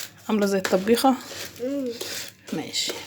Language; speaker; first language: Arabic; native; Arabic